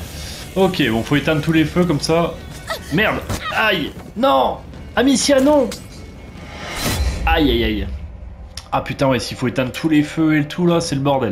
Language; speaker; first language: French; native; French